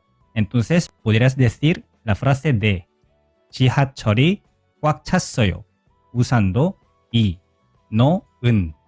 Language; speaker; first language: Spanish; non-native, fluent; Korean